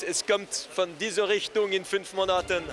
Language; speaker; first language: German; non-native, local second language; French